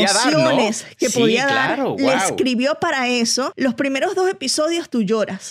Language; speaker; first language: Spanish; native; Spanish